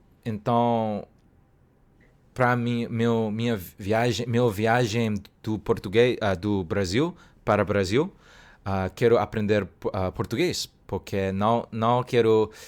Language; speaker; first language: Portuguese; non-native, learner; Cantonese